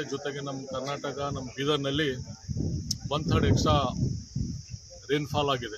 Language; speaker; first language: Kannada; non-native, local second language; Urdu